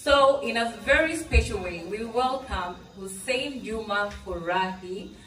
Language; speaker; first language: English; non-native, local second language; Swahili